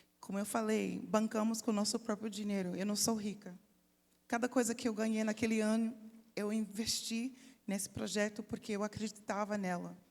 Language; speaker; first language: Portuguese; non-native, fluent; English